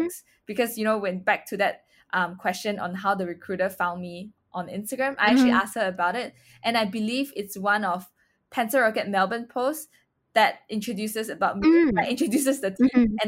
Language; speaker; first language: English; non-native, local second language; Chinese